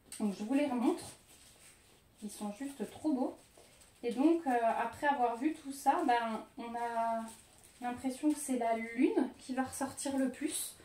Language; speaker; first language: French; native; French